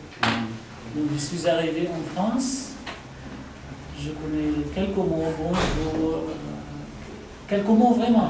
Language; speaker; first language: French; non-native, fluent; Arabic